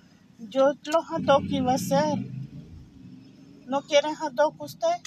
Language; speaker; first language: Spanish; native; Spanish